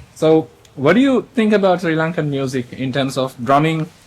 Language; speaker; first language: English; non-native, local second language; Sinhala